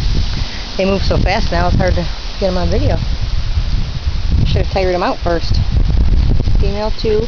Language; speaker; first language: English; native; English